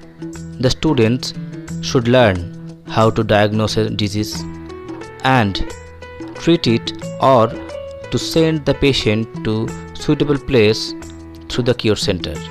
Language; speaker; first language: English; non-native, local second language; Bangla